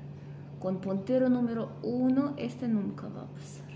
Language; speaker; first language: Spanish; non-native, fluent; Russian